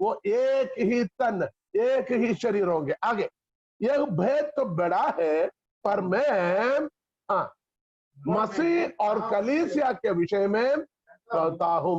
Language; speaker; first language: Hindi; non-native, local second language; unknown